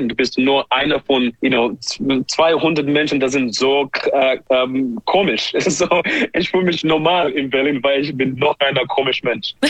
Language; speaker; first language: German; non-native, fluent; English